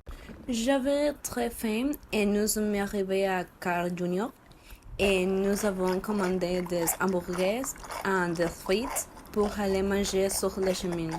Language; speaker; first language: French; non-native, learner; Spanish